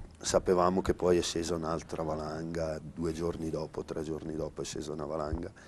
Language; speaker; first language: Italian; native; Italian